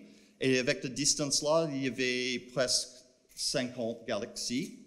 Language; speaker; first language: French; non-native, fluent; English